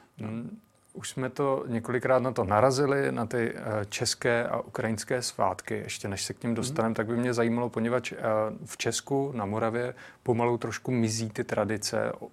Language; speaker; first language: Czech; native; Czech